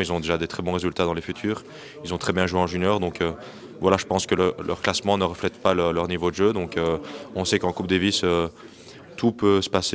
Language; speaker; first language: French; native; French